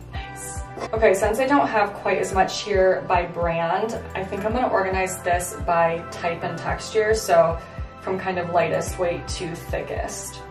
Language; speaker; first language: English; native; English